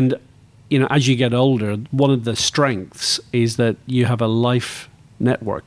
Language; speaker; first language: English; native; English